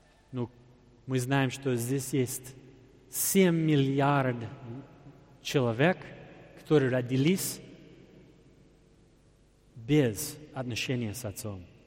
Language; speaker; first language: Russian; non-native, fluent; English